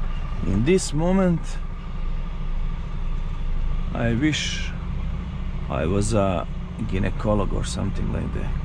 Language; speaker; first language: English; non-native, learner; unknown